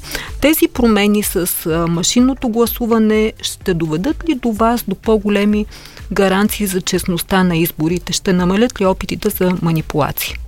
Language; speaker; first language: Bulgarian; native; Bulgarian